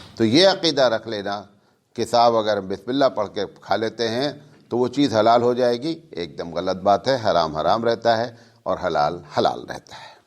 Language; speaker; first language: Urdu; native; Urdu